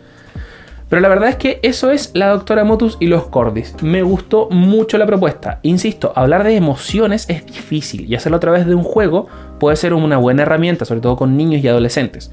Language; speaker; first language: Spanish; native; Spanish